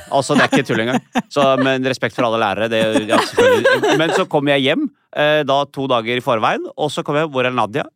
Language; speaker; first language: Norwegian; early bilingual, other home language; Punjabi